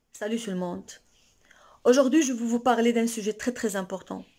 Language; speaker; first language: French; non-native, local second language; Arabic